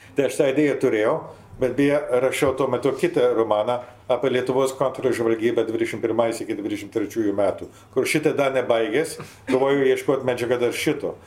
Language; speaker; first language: Lithuanian; early bilingual, heritage; Lithuanian